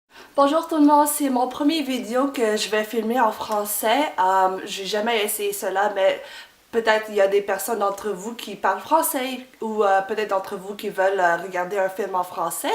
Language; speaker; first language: French; non-native, fluent; English